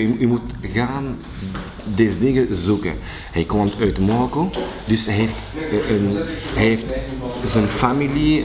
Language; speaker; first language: Dutch; non-native, local second language; French